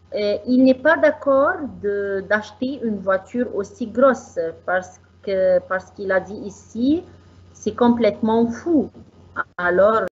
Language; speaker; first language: French; non-native, fluent; Arabic